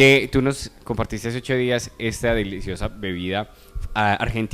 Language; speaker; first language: Spanish; native; Spanish